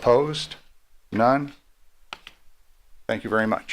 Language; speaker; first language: English; native; English